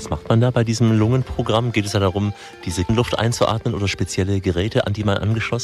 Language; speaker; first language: German; native; German